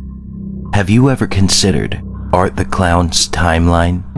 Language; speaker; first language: English; native; English